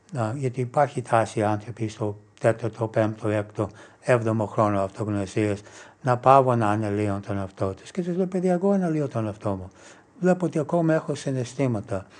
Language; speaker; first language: Greek; non-native, fluent; English